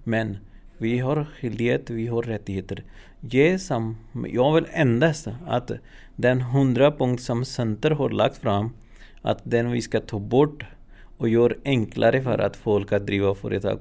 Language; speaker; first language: Swedish; non-native, learner; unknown